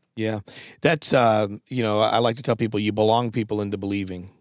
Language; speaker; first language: English; native; English